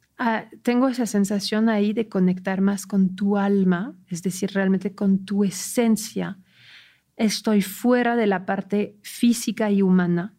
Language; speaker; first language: Spanish; non-native, fluent; French